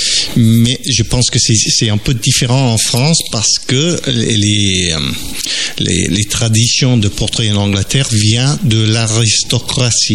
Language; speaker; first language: French; non-native, fluent; English